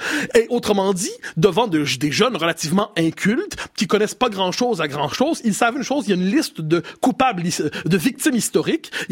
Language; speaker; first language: French; native; French